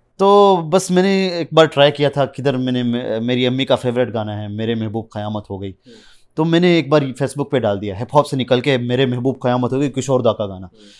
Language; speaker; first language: Urdu; early bilingual, heritage; Urdu